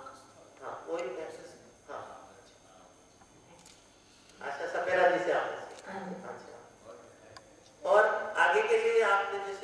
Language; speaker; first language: Hindi; native; Hindi